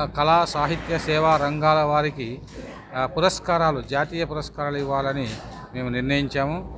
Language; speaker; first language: Telugu; native; Telugu